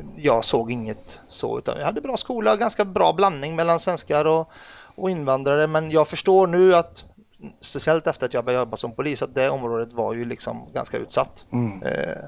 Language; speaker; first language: Swedish; early bilingual, other home language; Arabic